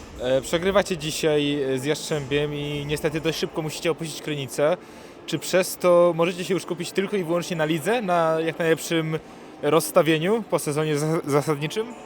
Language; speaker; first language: Polish; native; Polish